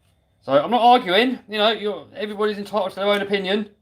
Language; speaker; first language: English; native; English